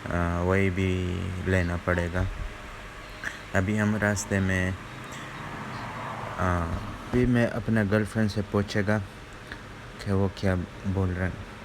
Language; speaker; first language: Hindi; non-native, fluent; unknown